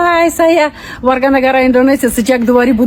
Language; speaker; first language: Indonesian; non-native, fluent; Russian